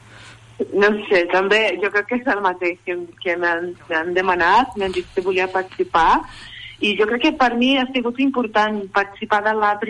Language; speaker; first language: Catalan; non-native, fluent; Portuguese